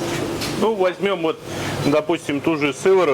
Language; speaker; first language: Russian; native; Russian